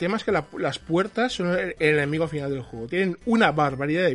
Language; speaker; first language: Spanish; native; Spanish